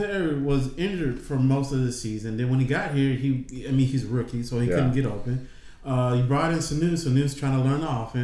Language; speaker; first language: English; native; English